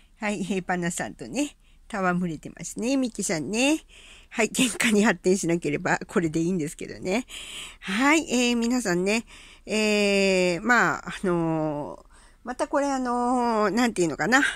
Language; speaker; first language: Japanese; native; Japanese